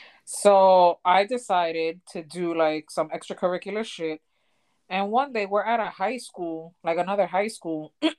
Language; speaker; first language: English; early bilingual, other home language; Spanish